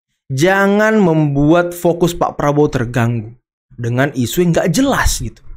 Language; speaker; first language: Indonesian; native; Indonesian